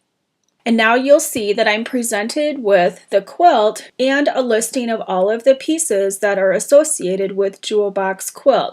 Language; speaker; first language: English; native; English